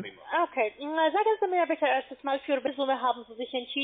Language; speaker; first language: German; non-native, fluent; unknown